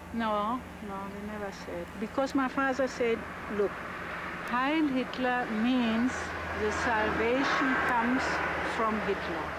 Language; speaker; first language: English; non-native, learner; German